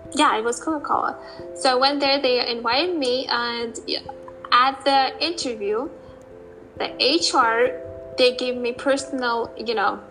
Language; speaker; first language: English; non-native, fluent; Uzbek